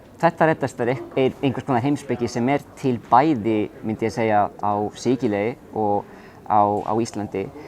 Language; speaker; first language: Icelandic; non-native, fluent; Italian